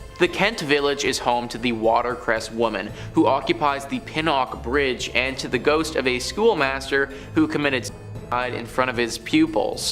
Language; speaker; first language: English; native; English